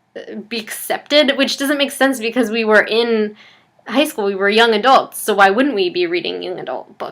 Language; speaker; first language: English; native; English